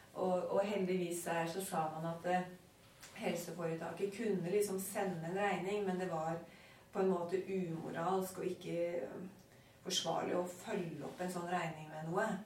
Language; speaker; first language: Norwegian; native; Norwegian